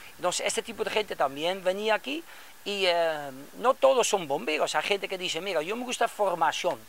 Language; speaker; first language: Spanish; non-native, learner; Dutch